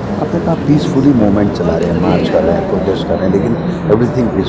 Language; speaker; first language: Hindi; native; Hindi